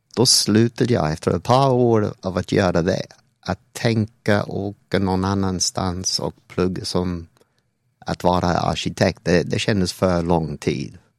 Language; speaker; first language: Swedish; non-native, fluent; English